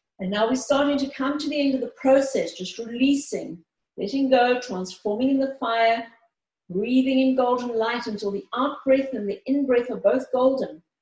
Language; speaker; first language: English; early bilingual, other home language; Greek